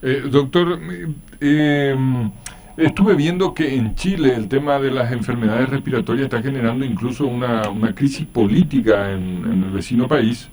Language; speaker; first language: Spanish; native; Spanish